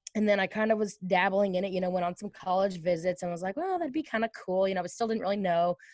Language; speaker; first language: English; native; English